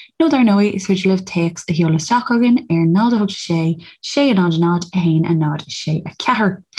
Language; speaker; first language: Irish; non-native, local second language; English